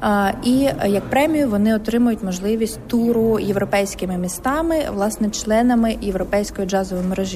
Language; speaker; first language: Ukrainian; native; Ukrainian